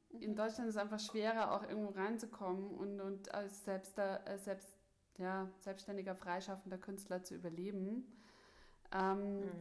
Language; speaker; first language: German; native; German